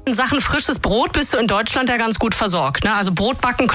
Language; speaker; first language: German; native; German